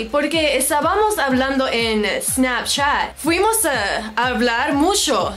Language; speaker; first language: Spanish; non-native, learner; English